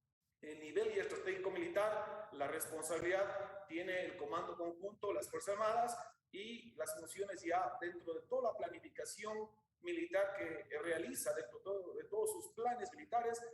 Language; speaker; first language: Spanish; native; Spanish